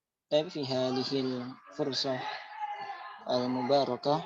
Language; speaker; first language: Arabic; non-native, learner; Indonesian